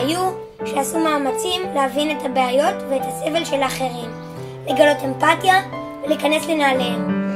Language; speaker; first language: Hebrew; native; Hebrew